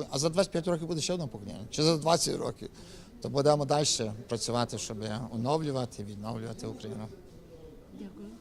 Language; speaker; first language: Ukrainian; early bilingual, heritage; Ukrainian